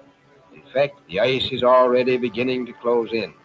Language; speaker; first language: English; native; English